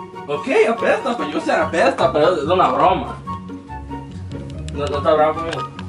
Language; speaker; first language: Spanish; early bilingual, heritage; Spanish